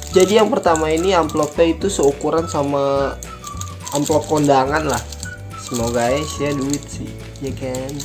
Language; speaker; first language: Indonesian; native; Indonesian